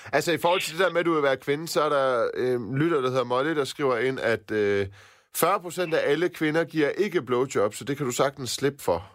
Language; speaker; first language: Danish; native; Danish